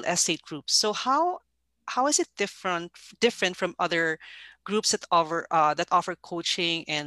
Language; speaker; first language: English; non-native, local second language; Filipino